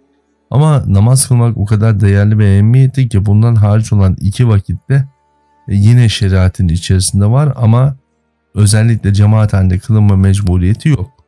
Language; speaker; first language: Turkish; native; Turkish